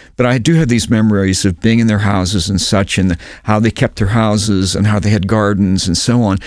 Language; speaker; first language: English; native; English